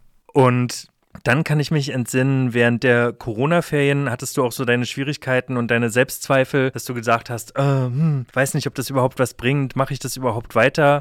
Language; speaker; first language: German; native; German